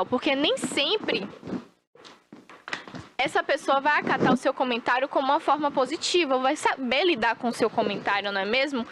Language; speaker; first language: Portuguese; native; Portuguese